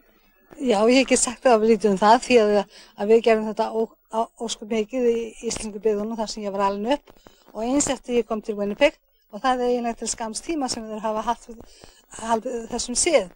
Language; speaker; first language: Icelandic; early bilingual, heritage; English